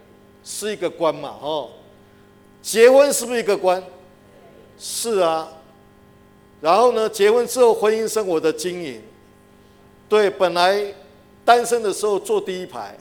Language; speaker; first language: Chinese; native; Chinese